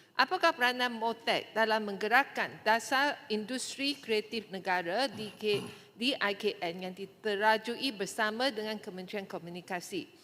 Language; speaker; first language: Malay; non-native, local second language; Chinese